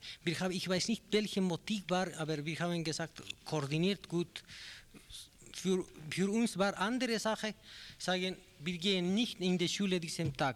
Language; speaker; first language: German; non-native, learner; Spanish